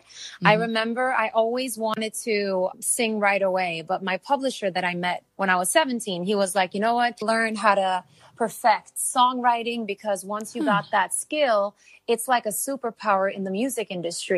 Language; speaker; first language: English; non-native, fluent; Albanian